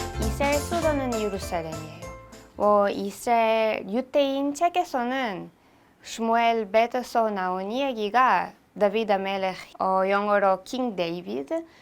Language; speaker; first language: Korean; non-native, learner; Hebrew